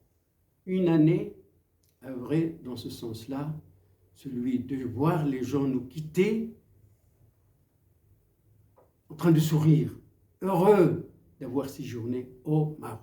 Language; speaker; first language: French; non-native, local second language; Arabic